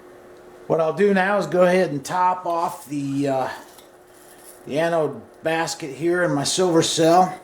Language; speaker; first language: English; native; English